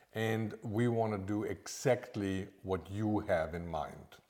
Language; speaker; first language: English; non-native, fluent; German